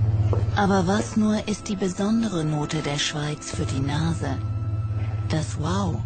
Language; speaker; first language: German; native; German